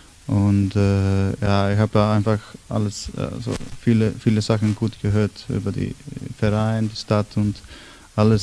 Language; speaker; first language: German; non-native, learner; Icelandic